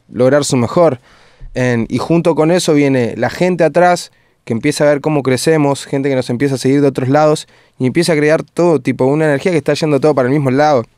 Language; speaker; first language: Spanish; native; Spanish